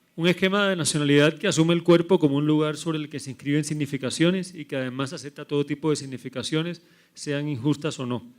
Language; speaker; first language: Spanish; native; Spanish